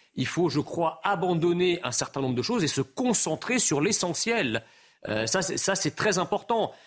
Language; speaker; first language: French; early bilingual, other home language; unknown